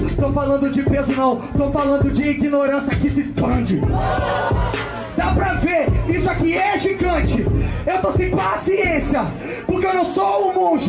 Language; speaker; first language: Portuguese; native; Portuguese